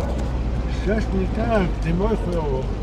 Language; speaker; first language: Russian; non-native, learner; Tajik